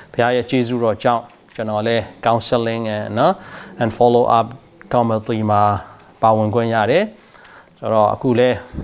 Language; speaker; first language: Burmese; non-native, local second language; Tedim Chin